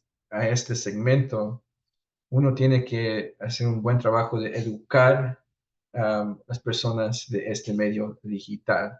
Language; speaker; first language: Spanish; early bilingual, heritage; Spanish